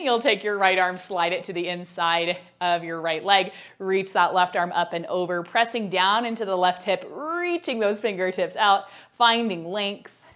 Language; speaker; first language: English; native; English